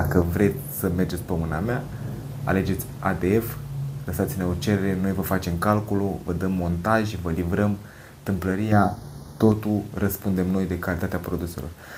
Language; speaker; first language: Romanian; native; Romanian